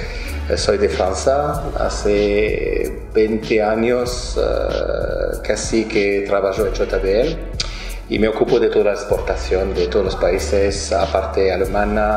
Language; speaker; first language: Spanish; non-native, fluent; French